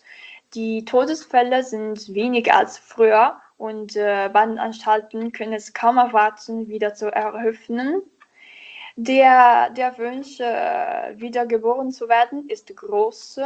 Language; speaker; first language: German; non-native, learner; Italian